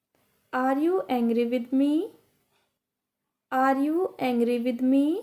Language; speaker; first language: English; non-native, local second language; Hindi